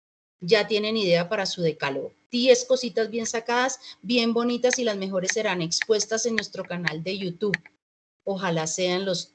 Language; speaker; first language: Spanish; native; Spanish